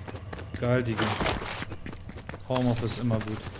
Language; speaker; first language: German; native; German